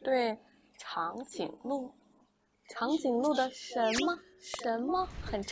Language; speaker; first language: Chinese; non-native, fluent; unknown